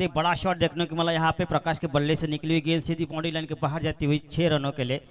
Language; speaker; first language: Hindi; non-native, local second language; Marathi